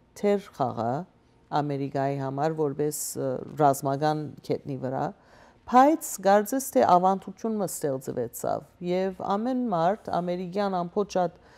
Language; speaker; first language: Armenian; early bilingual, heritage; Armenian